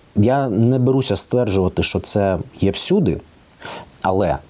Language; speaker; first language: Ukrainian; non-native, local second language; Russian